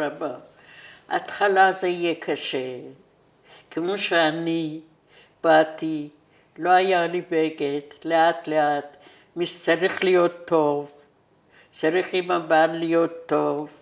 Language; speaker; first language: Hebrew; non-native, fluent; Persian